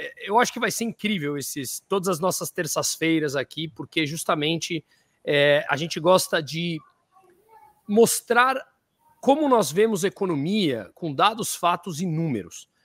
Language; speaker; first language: Portuguese; native; Portuguese